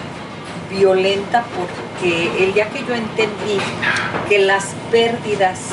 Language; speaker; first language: Spanish; native; Spanish